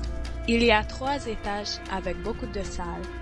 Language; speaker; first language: French; non-native, learner; Hungarian